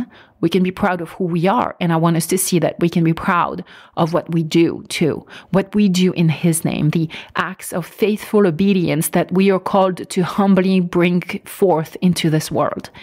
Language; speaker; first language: English; non-native, fluent; French